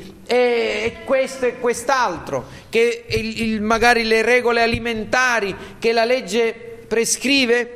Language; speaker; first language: Italian; native; Italian